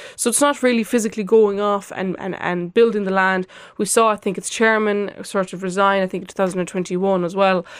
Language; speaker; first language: English; non-native, fluent; Lithuanian